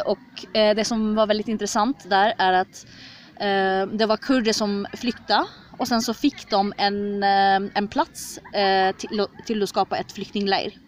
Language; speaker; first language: Swedish; early bilingual, other home language; Kurdish